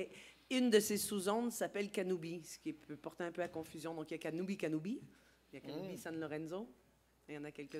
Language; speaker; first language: French; native; French